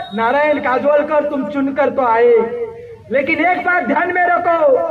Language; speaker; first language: Hindi; non-native, local second language; Marathi